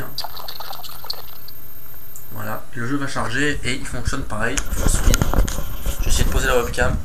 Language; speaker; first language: French; native; French